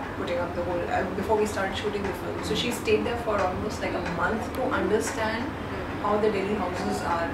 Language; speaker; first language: English; non-native, local second language; Hindi